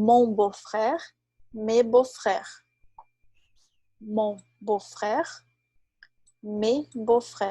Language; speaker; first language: French; non-native, fluent; Portuguese